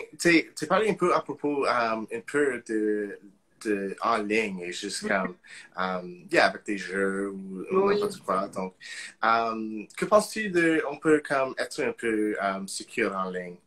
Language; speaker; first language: French; non-native, local second language; English